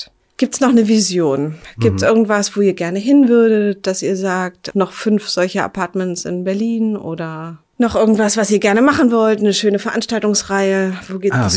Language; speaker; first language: German; native; German